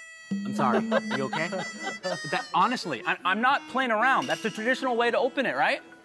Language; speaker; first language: English; native; English